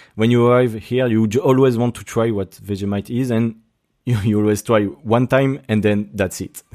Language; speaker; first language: English; non-native, fluent; French